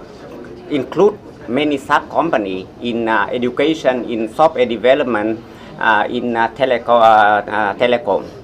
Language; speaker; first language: English; non-native, fluent; Vietnamese